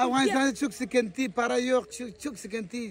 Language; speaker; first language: Turkish; non-native, learner; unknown